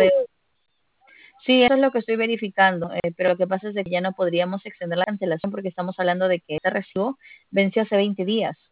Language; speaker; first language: Spanish; native; Spanish